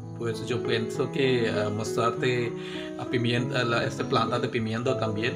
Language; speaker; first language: Spanish; non-native, learner; Malayalam